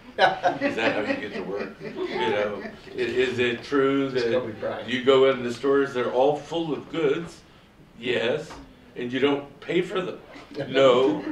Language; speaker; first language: English; native; English